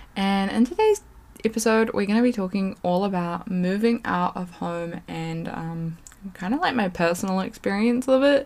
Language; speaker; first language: English; native; English